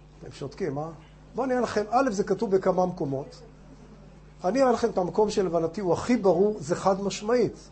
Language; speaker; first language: Hebrew; non-native, fluent; English